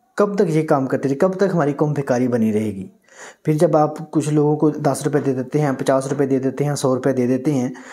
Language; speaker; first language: Urdu; non-native, local second language; Punjabi